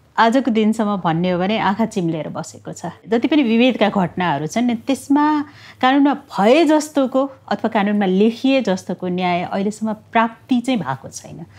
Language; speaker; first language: Nepali; non-native, local second language; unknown